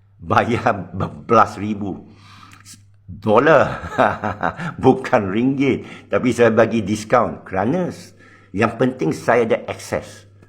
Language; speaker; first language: Malay; non-native, local second language; Chinese